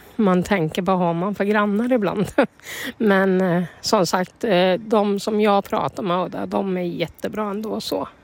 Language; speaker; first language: Swedish; native; Swedish